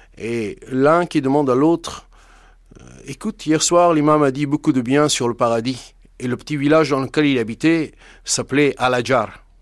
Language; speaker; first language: French; non-native, fluent; Persian